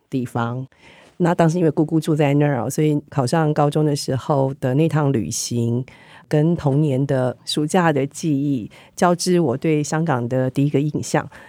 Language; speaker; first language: Chinese; native; Chinese